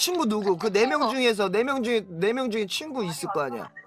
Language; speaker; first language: Korean; native; Korean